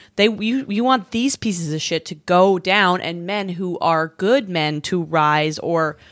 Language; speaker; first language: English; native; English